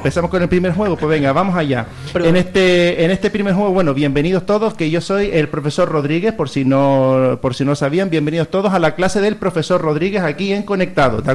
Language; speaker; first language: Spanish; native; Spanish